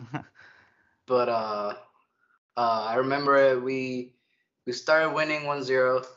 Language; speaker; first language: English; early bilingual, other home language; Spanish